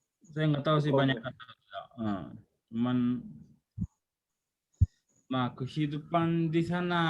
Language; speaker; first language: Indonesian; non-native, fluent; Japanese